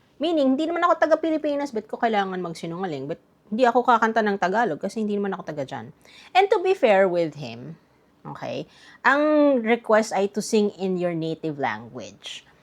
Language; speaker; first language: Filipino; native; Filipino